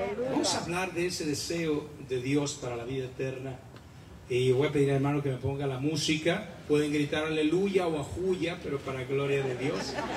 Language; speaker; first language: Spanish; native; Spanish